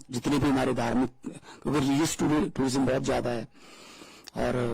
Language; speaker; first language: Hindi; non-native, local second language; Punjabi